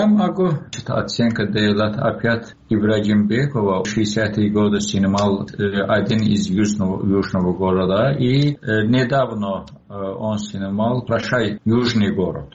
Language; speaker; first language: Russian; non-native, local second language; Azerbaijani